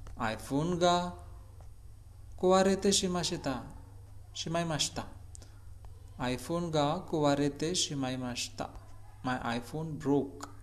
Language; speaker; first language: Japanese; non-native, learner; Hindi